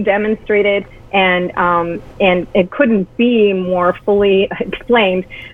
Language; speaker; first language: English; native; English